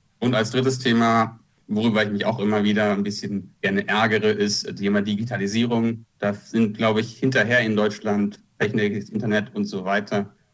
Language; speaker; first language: German; native; German